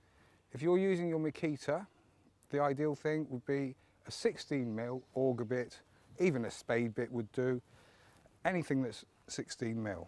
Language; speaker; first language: English; native; English